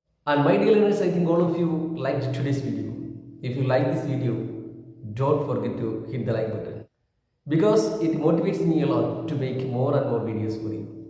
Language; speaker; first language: English; non-native, local second language; Malayalam